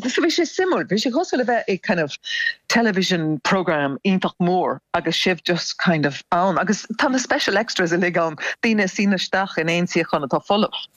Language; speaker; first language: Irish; non-native, local second language; English